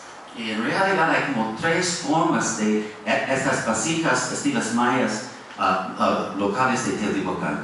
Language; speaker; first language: Spanish; non-native, fluent; English